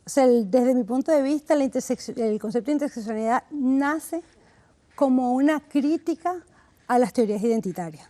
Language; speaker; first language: Spanish; native; Spanish